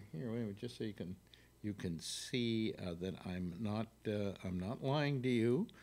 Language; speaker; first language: English; native; English